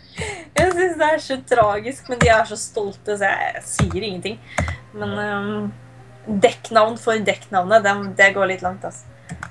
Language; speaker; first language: Norwegian; native; Norwegian